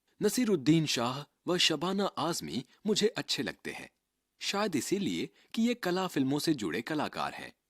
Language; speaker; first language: Hindi; native; Hindi